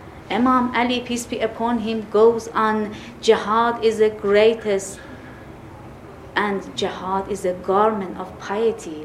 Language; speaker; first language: English; non-native, fluent; Persian